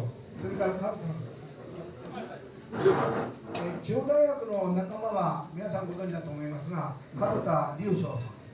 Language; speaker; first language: Japanese; native; Japanese